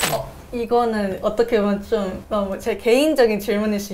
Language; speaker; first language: Korean; native; Korean